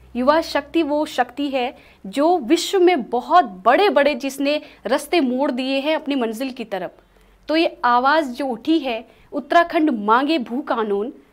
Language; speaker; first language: Hindi; native; Hindi